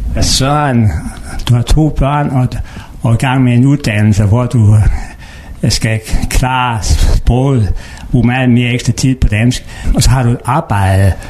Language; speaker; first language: Danish; native; Danish